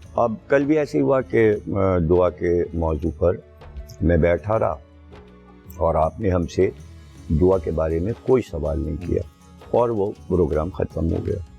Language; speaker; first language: Urdu; native; Urdu